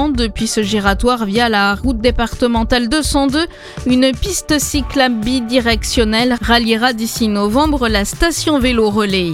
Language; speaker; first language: French; native; French